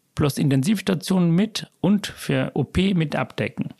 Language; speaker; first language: German; early bilingual, other home language; Sinhala